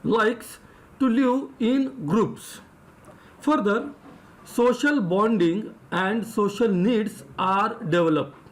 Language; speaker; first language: English; non-native, local second language; Marathi